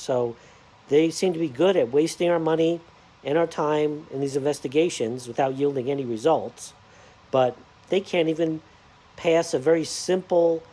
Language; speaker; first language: English; native; English